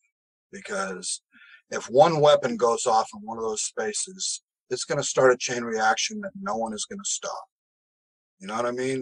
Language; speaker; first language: English; native; English